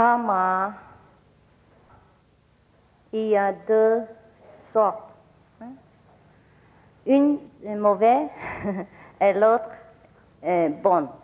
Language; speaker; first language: French; non-native, learner; Vietnamese